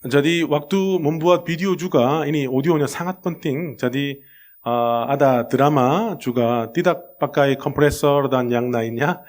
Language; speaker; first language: Indonesian; non-native, fluent; Korean